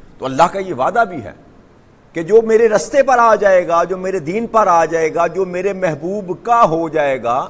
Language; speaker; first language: Urdu; non-native, local second language; Punjabi